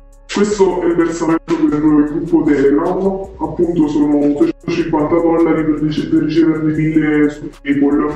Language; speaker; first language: Italian; native; Italian